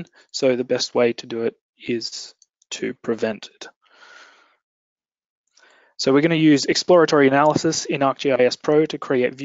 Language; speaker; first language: English; native; English